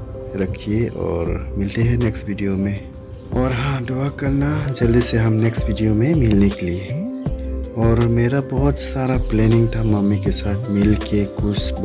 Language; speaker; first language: Hindi; non-native, local second language; Kok Borok